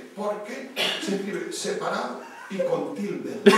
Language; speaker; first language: Spanish; native; Spanish